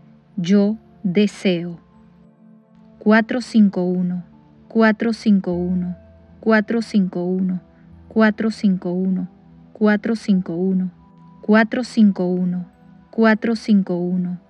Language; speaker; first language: Spanish; native; Spanish